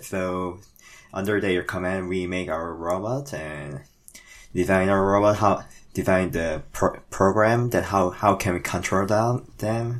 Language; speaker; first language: English; non-native, fluent; Korean